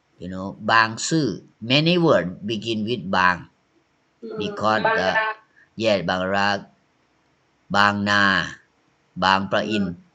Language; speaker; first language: English; non-native, learner; Thai